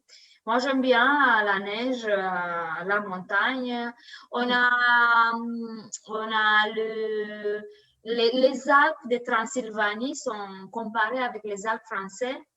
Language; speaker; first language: French; non-native, learner; Romanian